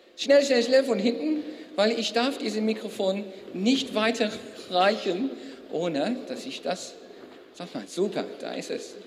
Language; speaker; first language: German; non-native, fluent; English